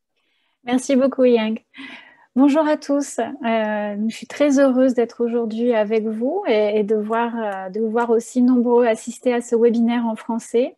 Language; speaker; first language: French; native; French